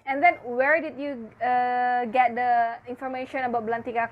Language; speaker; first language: English; non-native, fluent; Indonesian